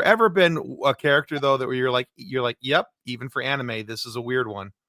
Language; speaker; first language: English; native; English